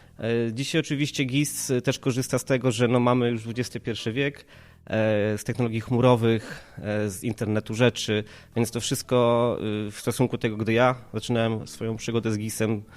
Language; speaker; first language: Polish; native; Polish